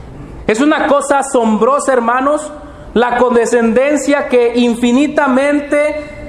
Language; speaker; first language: Spanish; native; Spanish